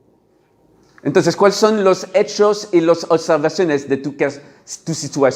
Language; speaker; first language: Spanish; non-native, learner; French